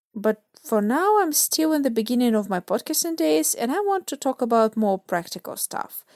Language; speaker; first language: English; non-native, fluent; Russian